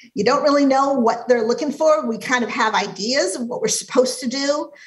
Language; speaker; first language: English; native; English